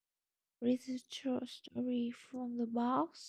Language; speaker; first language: English; non-native, learner; Vietnamese